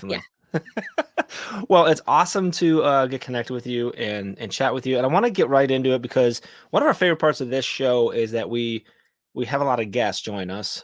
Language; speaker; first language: English; native; English